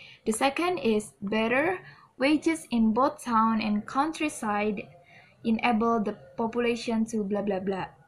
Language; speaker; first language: English; non-native, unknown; Indonesian